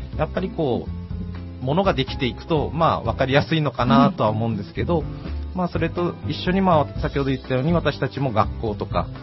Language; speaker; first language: Japanese; native; Japanese